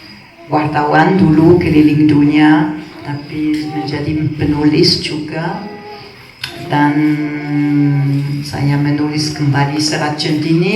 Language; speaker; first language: Indonesian; non-native, fluent; French